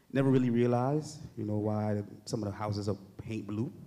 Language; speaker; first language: English; native; English